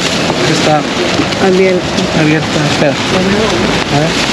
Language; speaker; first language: Spanish; non-native, learner; Filipino